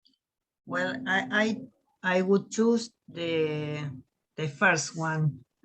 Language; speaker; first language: English; non-native, learner; Spanish